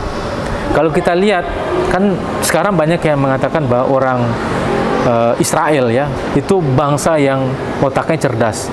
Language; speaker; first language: Indonesian; native; Indonesian